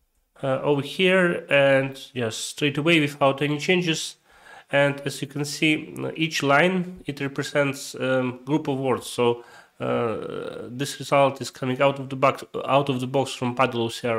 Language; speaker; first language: English; non-native, fluent; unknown